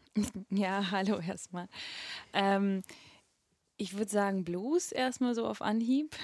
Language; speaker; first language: German; non-native, fluent; Russian